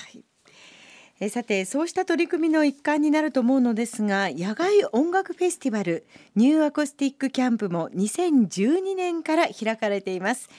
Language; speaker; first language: Japanese; native; Japanese